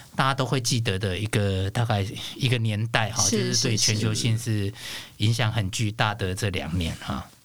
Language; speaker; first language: Chinese; non-native, local second language; Hakka Chinese